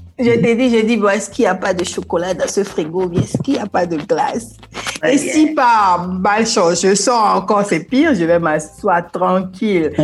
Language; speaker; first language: French; non-native, local second language; Fon